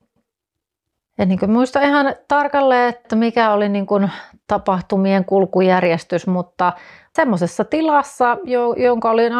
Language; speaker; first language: Finnish; native; Finnish